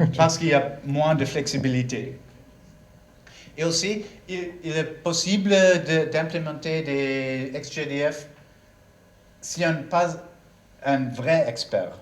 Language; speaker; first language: French; non-native, learner; German